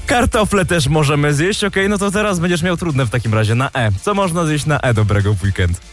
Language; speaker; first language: Polish; native; Polish